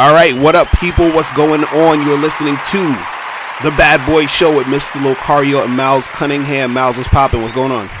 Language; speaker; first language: English; native; English